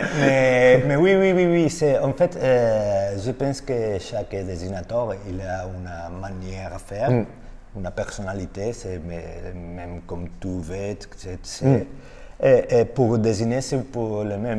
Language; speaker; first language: French; non-native, learner; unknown